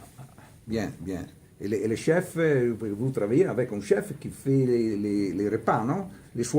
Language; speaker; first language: French; non-native, learner; Italian